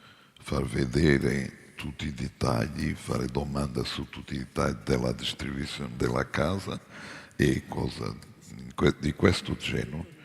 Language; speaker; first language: Italian; non-native, fluent; Portuguese